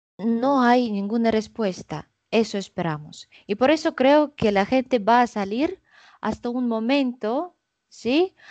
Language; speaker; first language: Spanish; non-native, fluent; Russian